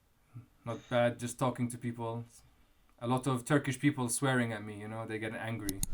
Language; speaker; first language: English; non-native, fluent; Kurdish